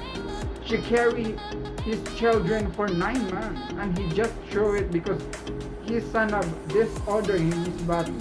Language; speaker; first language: English; non-native, local second language; Filipino